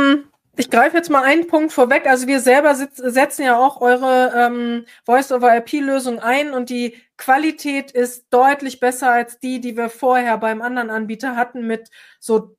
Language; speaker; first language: German; native; German